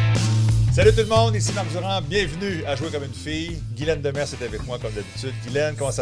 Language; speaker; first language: French; native; French